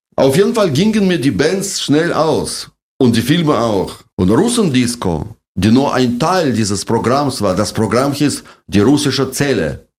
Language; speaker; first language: German; non-native, fluent; Russian